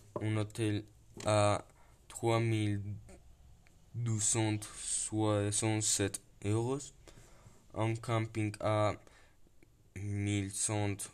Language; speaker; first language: French; non-native, learner; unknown